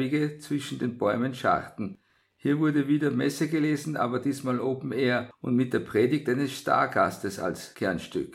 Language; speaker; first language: German; native; German